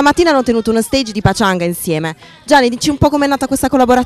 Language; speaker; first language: Italian; native; Italian